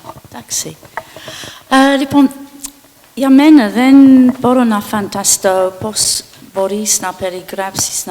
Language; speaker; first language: Greek; non-native, fluent; English